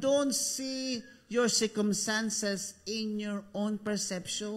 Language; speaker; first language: English; non-native, local second language; Filipino